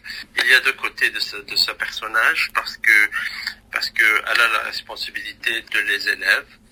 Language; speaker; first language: French; non-native, local second language; Arabic